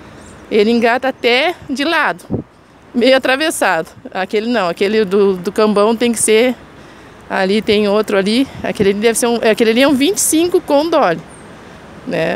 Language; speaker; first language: Portuguese; native; Portuguese